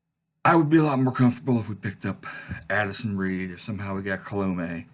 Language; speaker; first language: English; native; English